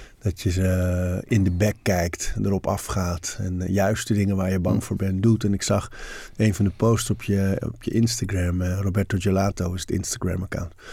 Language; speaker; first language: Dutch; native; Dutch